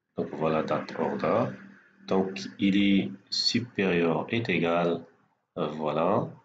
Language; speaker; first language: French; non-native, local second language; Arabic